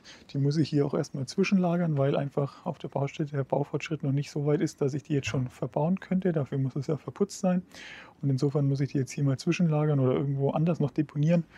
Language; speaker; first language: German; native; German